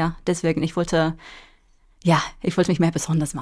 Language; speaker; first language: German; non-native, fluent; English